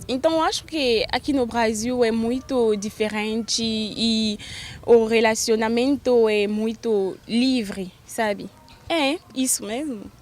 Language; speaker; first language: Portuguese; non-native, fluent; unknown